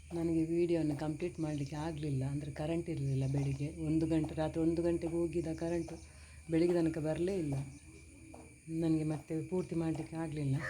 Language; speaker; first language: Kannada; non-native, local second language; Tulu